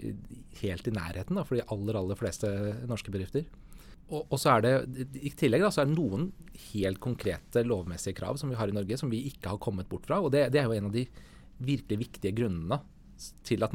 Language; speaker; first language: Norwegian; native; Norwegian